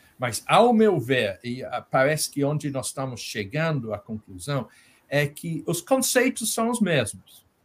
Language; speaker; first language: Portuguese; non-native, fluent; English